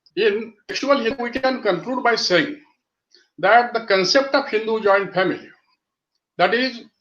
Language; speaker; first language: English; non-native, local second language; Marathi